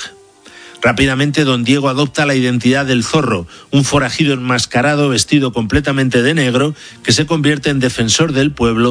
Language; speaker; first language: Spanish; native; Spanish